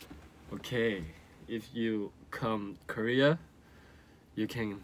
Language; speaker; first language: English; non-native, learner; Korean